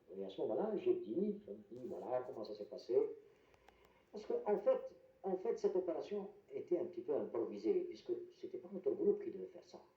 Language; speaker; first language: French; non-native, local second language; Arabic